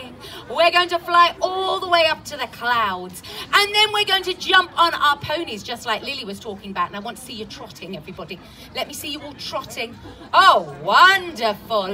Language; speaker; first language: English; native; English